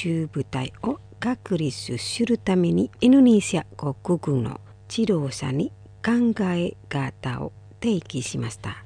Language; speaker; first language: Japanese; non-native, fluent; Indonesian